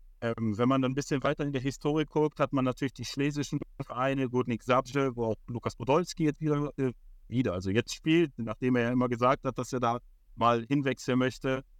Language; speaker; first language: German; early bilingual, other home language; Polish